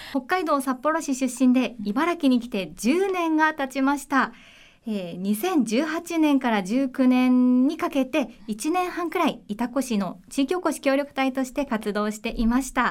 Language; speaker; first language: Japanese; native; Japanese